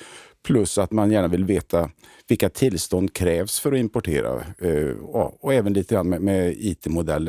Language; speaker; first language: Swedish; native; Swedish